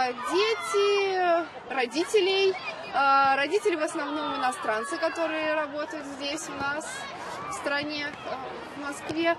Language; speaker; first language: Russian; native; Russian